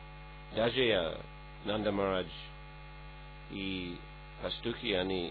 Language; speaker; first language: Russian; non-native, fluent; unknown